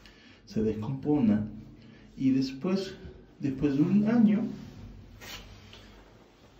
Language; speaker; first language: Spanish; early bilingual, heritage; Spanish